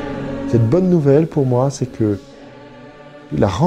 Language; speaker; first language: French; native; French